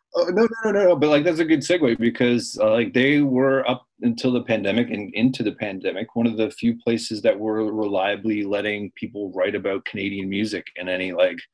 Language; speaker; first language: English; native; English